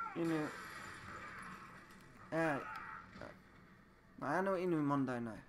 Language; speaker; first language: Japanese; non-native, learner; English